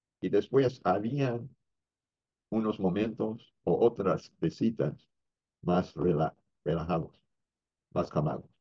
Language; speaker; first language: Spanish; non-native, fluent; English